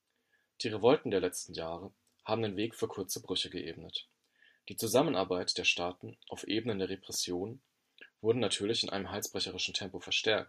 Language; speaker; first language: German; native; German